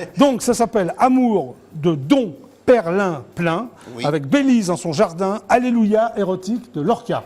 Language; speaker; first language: French; native; French